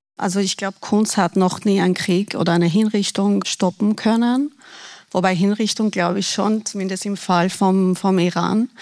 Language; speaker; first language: German; non-native, fluent; Persian